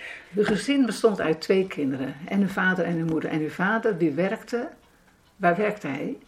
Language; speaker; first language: Dutch; native; Dutch